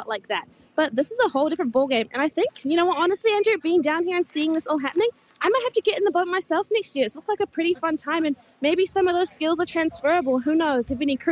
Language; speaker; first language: English; native; English